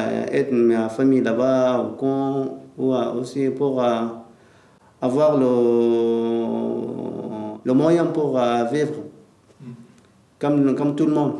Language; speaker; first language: French; non-native, learner; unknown